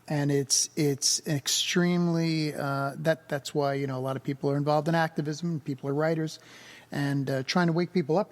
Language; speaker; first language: English; native; English